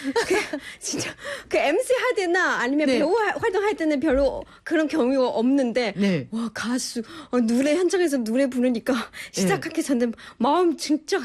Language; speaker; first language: Korean; non-native, fluent; Chinese